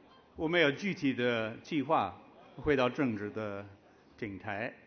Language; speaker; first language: Chinese; non-native, fluent; English